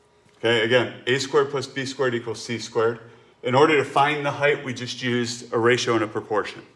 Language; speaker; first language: English; native; English